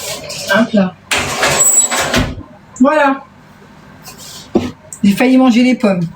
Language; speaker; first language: French; native; French